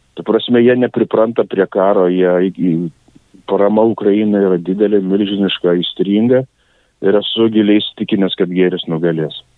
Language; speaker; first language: Lithuanian; native; Lithuanian